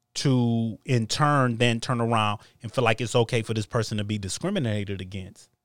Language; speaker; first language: English; native; English